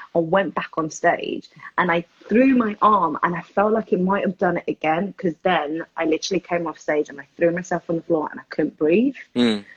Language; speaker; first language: English; early bilingual, other home language; Spanish